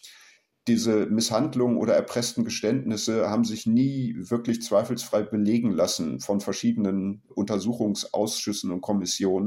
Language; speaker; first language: German; native; German